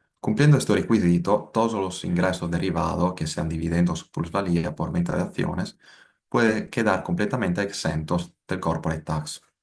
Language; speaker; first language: Spanish; non-native, fluent; Italian